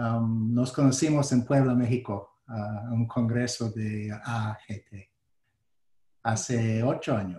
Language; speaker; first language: Spanish; non-native, fluent; English